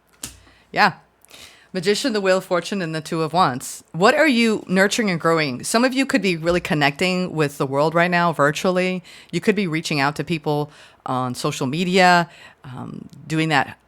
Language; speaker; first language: English; native; English